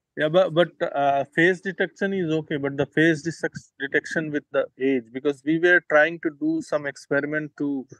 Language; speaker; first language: English; non-native, local second language; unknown